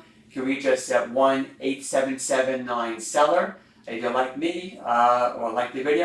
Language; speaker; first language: English; native; English